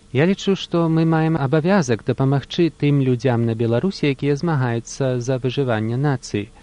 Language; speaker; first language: Belarusian; early bilingual, heritage; Belarusian